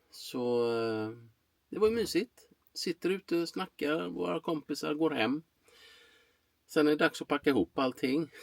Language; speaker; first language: Swedish; native; Swedish